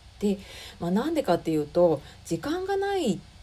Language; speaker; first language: Japanese; native; Japanese